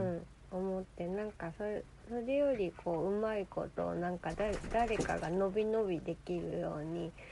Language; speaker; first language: Japanese; native; Japanese